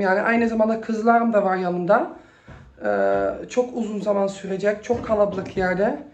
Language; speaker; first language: Turkish; early bilingual, heritage; Turkish